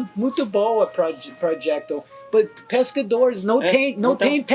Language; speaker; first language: Portuguese; non-native, learner; English